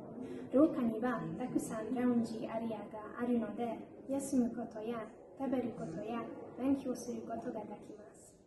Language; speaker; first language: Japanese; non-native, learner; Hungarian